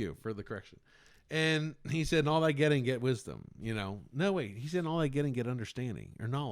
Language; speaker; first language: English; native; English